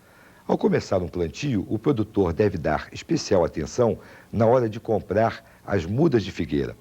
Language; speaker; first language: Portuguese; native; Portuguese